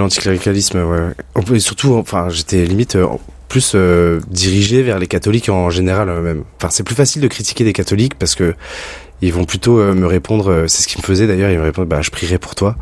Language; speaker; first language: French; native; French